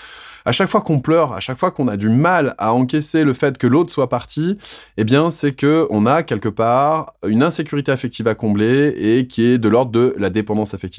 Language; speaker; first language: French; native; French